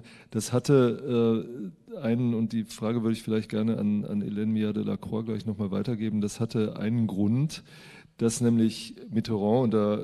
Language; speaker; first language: German; native; German